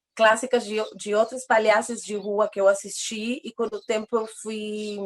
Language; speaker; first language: Portuguese; non-native, fluent; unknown